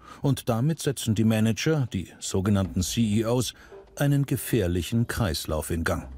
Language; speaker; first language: German; native; German